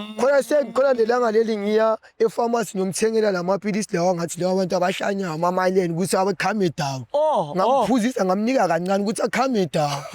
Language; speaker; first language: Zulu; native; Zulu